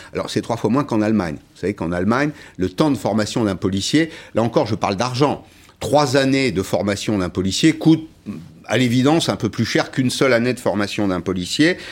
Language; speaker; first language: French; native; French